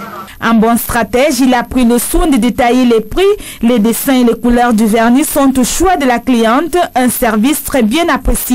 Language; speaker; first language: French; non-native, local second language; Wolof